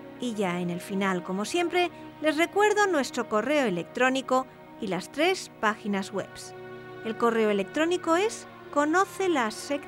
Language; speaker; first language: Spanish; native; Spanish